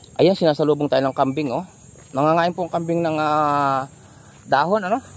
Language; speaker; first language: Filipino; native; Filipino